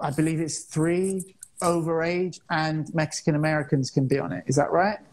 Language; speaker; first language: English; native; English